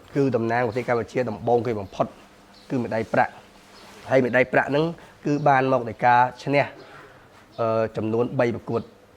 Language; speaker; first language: Khmer; native; Khmer